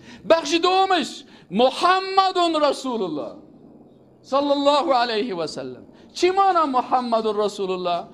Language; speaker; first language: Persian; native; Persian